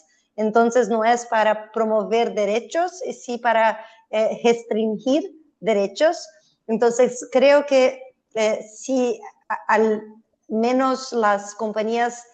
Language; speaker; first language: Spanish; non-native, fluent; Portuguese